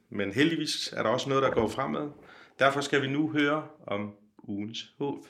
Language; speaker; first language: Danish; non-native, fluent; Turkish